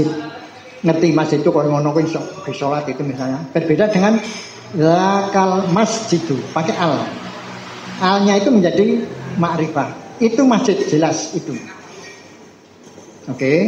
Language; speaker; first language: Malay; non-native, local second language; Javanese